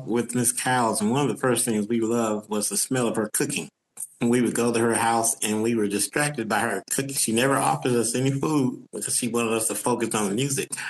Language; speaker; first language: English; native; English